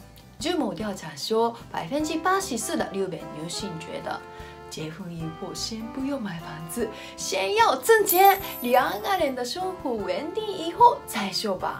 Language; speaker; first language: Chinese; non-native, fluent; Japanese